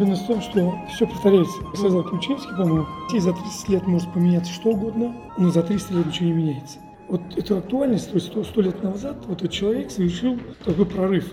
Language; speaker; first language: Russian; non-native, local second language; Tatar